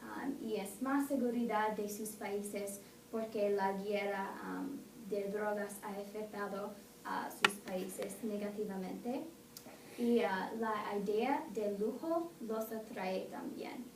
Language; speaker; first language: Spanish; non-native, learner; English